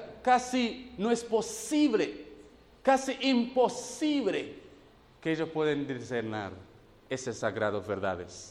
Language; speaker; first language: Spanish; non-native, fluent; English